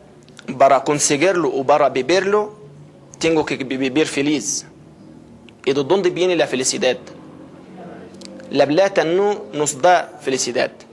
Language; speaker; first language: Spanish; non-native, fluent; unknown